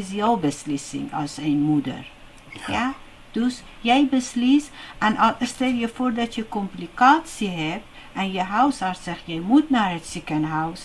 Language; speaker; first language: Dutch; non-native, fluent; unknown